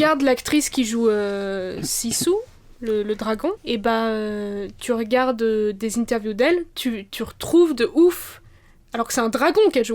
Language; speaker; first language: French; native; French